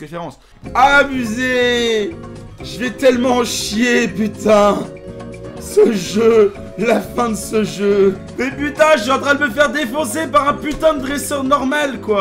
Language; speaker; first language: French; native; French